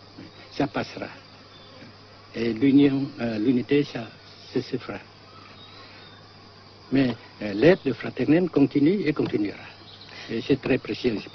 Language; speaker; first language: French; non-native, fluent; Vietnamese